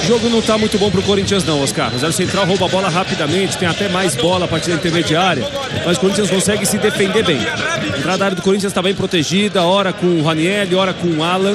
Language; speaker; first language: Portuguese; native; Portuguese